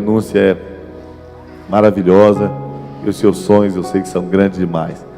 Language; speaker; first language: Portuguese; native; Portuguese